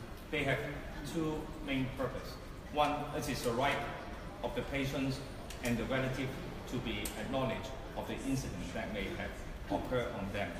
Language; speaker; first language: English; non-native, local second language; Cantonese